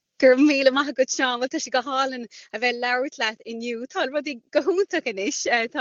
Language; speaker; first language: Irish; non-native, local second language; English